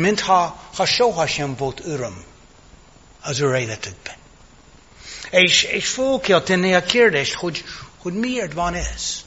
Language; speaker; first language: Hungarian; non-native, fluent; English